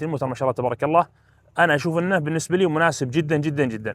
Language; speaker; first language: Arabic; native; Arabic